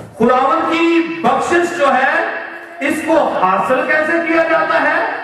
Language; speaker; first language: Urdu; non-native, local second language; Punjabi